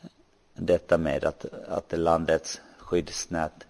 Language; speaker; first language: Swedish; non-native, local second language; Finnish